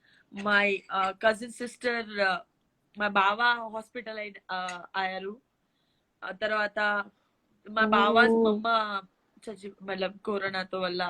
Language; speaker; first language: Telugu; non-native, learner; Gujarati